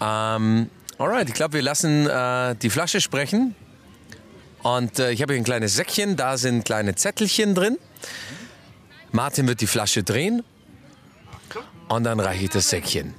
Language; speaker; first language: German; native; German